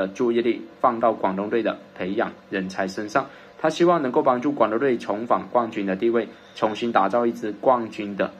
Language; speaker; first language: Chinese; native; Chinese